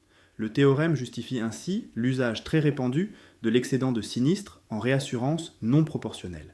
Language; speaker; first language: French; native; French